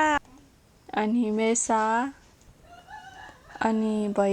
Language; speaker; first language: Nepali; non-native, local second language; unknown